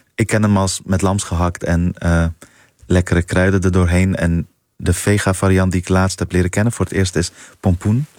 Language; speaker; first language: Dutch; early bilingual, other home language; Persian